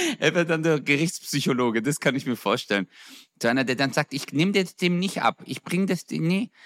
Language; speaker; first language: German; early bilingual, other home language; Turkish